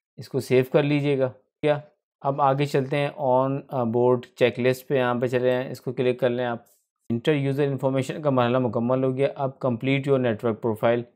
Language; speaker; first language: Urdu; native; Urdu